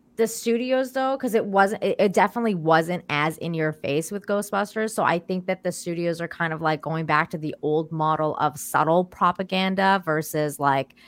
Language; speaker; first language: English; early bilingual, other home language; Persian